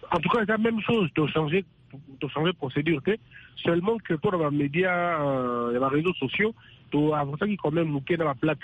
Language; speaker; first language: French; non-native, local second language; Lingala